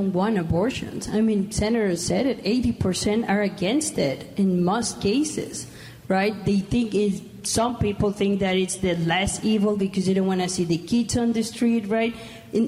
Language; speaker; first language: English; non-native, fluent; Spanish